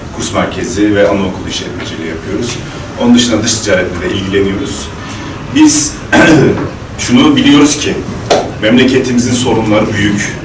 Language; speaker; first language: Turkish; native; Turkish